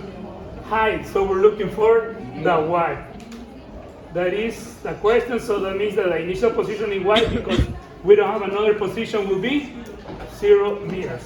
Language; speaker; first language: English; non-native, fluent; Spanish